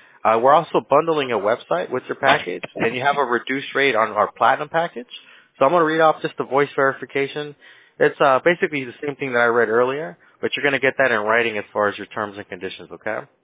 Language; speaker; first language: English; early bilingual, other home language; Spanish